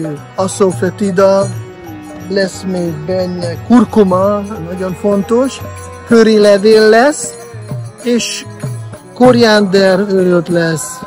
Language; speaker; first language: Hungarian; non-native, fluent; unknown